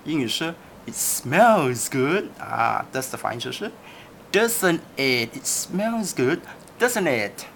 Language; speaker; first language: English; non-native, local second language; Chinese